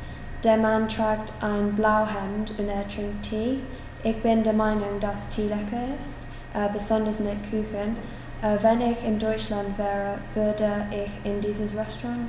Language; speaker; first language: German; non-native, learner; English